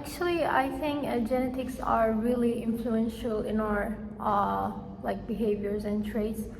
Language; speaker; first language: English; non-native, learner; Turkish